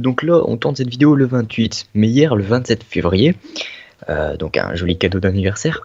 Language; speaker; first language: French; native; French